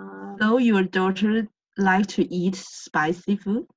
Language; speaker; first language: English; non-native, learner; Chinese